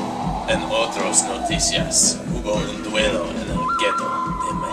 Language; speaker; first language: Spanish; non-native, learner; English